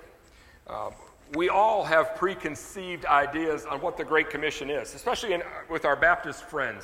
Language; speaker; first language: English; native; English